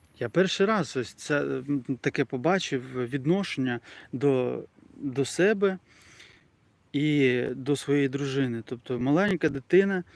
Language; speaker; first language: Ukrainian; non-native, local second language; Russian